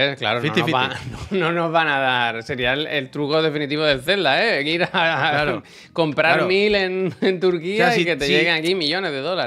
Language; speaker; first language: Spanish; native; Spanish